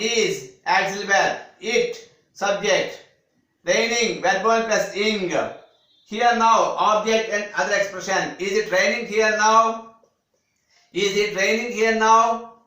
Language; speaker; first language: English; non-native, local second language; Telugu